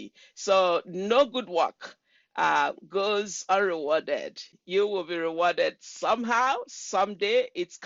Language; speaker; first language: English; non-native, local second language; Igbo